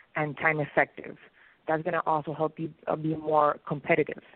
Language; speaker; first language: English; non-native, fluent; Spanish